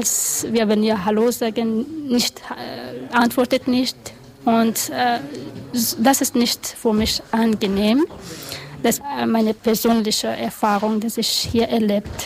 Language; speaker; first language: German; non-native, learner; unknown